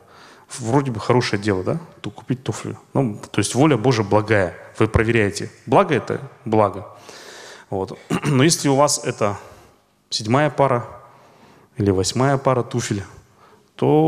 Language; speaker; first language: Russian; native; Russian